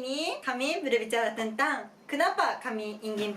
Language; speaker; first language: Indonesian; non-native, fluent; Japanese